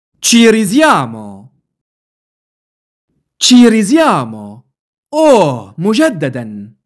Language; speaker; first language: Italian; non-native, fluent; Arabic